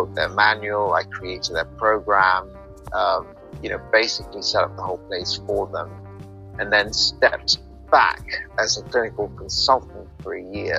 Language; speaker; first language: English; native; English